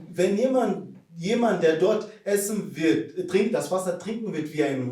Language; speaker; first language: German; non-native, fluent; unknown